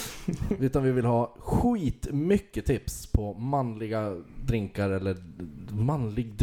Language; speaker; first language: Swedish; native; Swedish